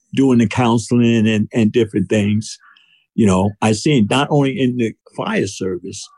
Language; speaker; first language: English; native; English